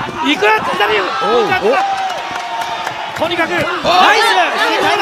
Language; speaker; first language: Japanese; native; Japanese